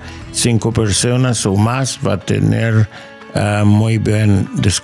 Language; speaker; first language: Spanish; non-native, learner; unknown